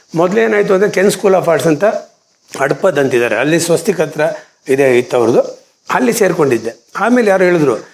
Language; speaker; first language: Kannada; non-native, local second language; Konkani